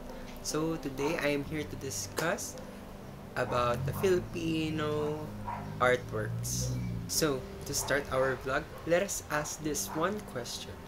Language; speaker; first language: English; non-native, local second language; Filipino